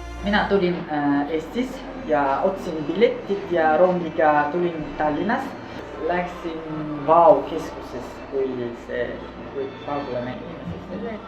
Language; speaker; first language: Estonian; non-native, learner; Tajik